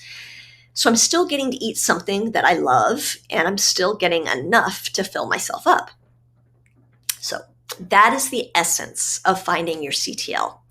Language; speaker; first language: English; native; English